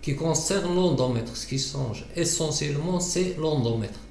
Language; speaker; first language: French; non-native, local second language; Arabic